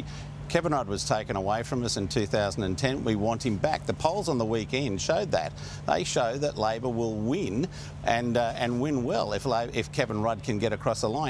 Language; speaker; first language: English; native; English